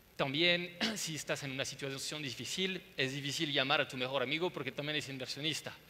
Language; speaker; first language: Spanish; non-native, fluent; French